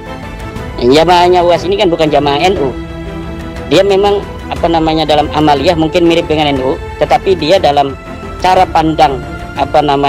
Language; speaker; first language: Indonesian; native; Indonesian